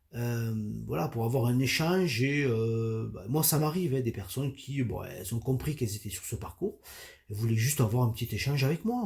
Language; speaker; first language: French; native; French